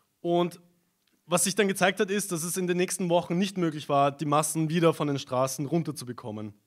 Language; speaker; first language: German; native; German